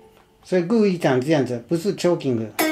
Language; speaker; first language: Chinese; non-native, fluent; Japanese